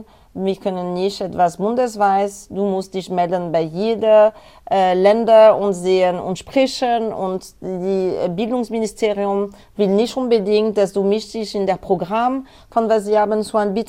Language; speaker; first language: German; non-native, learner; French